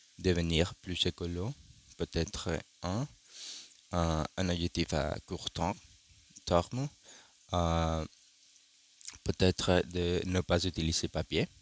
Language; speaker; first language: French; non-native, learner; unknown